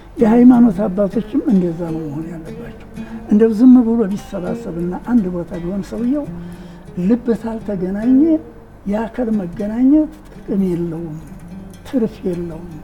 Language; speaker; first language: Amharic; native; Amharic